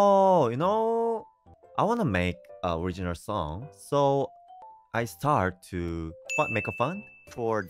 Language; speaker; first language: English; non-native, learner; Korean